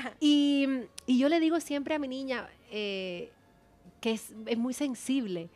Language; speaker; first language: Spanish; native; Spanish